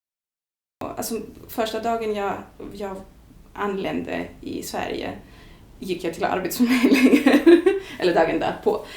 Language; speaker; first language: Swedish; non-native, fluent; Greek